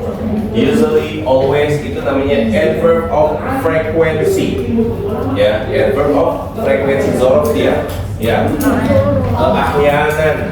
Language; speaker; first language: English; non-native, fluent; Indonesian